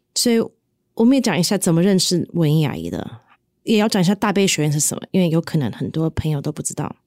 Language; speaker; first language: Chinese; native; Chinese